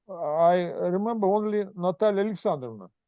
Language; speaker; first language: English; non-native, learner; Russian